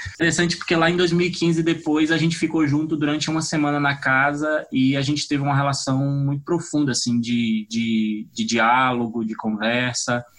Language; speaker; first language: Portuguese; native; Portuguese